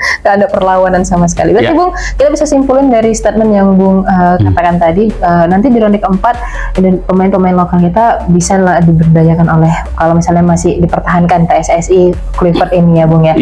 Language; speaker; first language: Indonesian; native; Indonesian